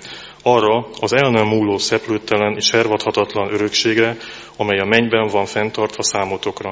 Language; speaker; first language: Hungarian; native; Hungarian